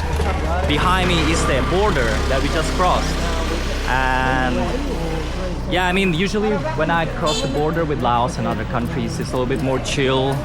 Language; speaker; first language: English; non-native, fluent; Russian